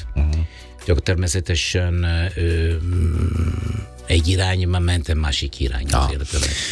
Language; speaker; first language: Hungarian; non-native, fluent; Italian